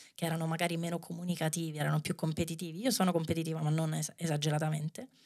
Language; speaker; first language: Italian; native; Italian